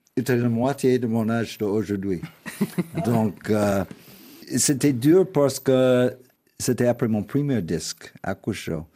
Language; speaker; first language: French; non-native, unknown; English